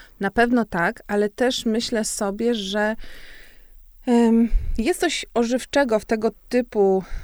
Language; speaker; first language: Polish; native; Polish